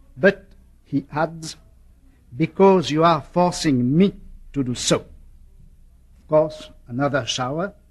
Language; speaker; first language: English; non-native, fluent; French